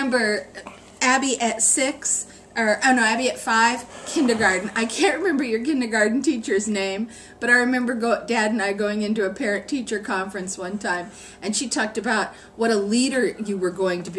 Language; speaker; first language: English; native; English